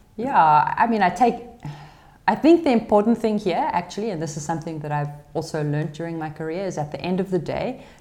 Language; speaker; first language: English; native; English